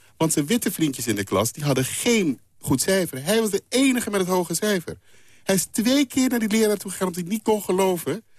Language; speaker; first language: Dutch; non-native, local second language; Papiamento